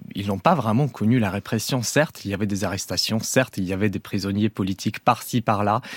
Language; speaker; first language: French; non-native, fluent; Russian